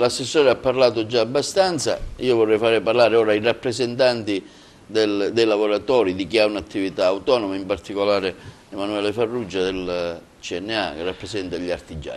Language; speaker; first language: Italian; native; Italian